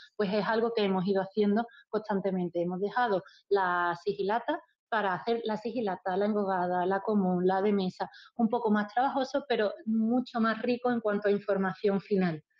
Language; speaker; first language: Spanish; native; Spanish